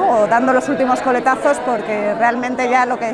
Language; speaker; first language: Spanish; native; Spanish